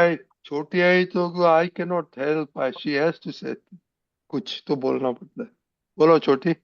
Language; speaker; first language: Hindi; non-native, local second language; Gujarati